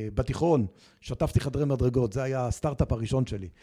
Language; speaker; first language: Hebrew; native; Hebrew